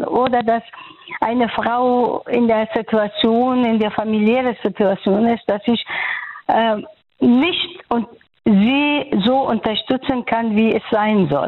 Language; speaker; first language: German; non-native, fluent; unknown